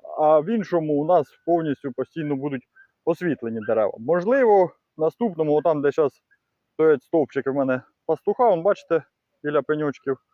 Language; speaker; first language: Ukrainian; native; Ukrainian